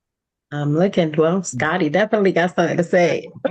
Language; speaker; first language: English; native; English